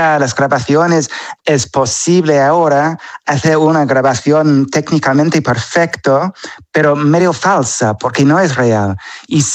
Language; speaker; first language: Spanish; non-native, fluent; English